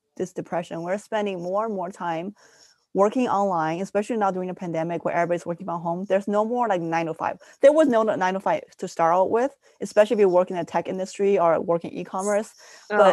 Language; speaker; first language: English; early bilingual, other home language; Chinese